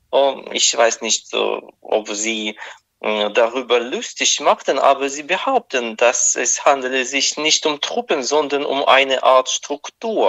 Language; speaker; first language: German; non-native, fluent; Russian